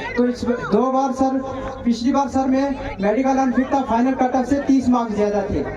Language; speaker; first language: Hindi; non-native, local second language; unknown